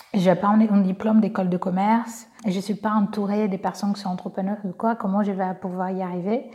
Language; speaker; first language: French; non-native, fluent; Portuguese